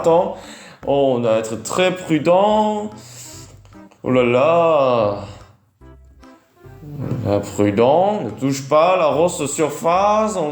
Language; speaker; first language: French; non-native, learner; Vietnamese